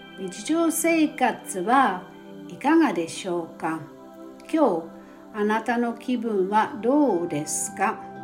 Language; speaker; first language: Japanese; non-native, fluent; German